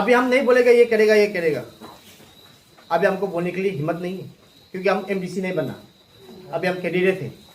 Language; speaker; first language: Hindi; non-native, local second language; Garo